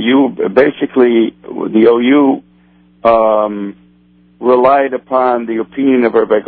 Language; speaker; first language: English; non-native, fluent; Portuguese